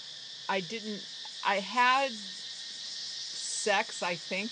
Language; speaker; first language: English; native; English